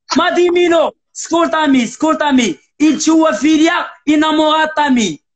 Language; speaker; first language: Italian; non-native, learner; Arabic